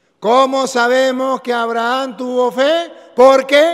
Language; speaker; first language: Spanish; native; Spanish